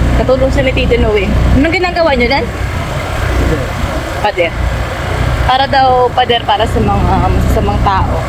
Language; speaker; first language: Filipino; native; Filipino